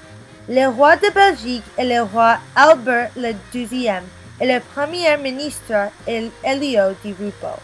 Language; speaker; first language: French; non-native, learner; English